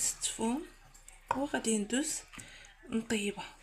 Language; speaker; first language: Arabic; native; Arabic